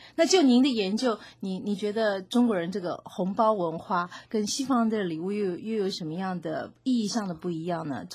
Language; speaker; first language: Chinese; native; Chinese